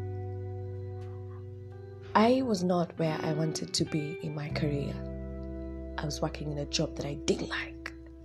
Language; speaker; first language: English; non-native, local second language; Swahili